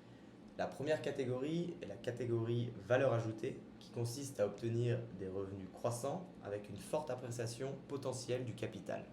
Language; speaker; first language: French; native; French